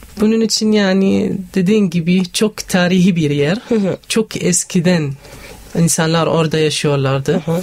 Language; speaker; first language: Turkish; non-native, fluent; Arabic